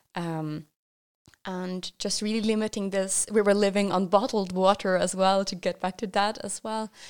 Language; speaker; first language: English; non-native, fluent; Norwegian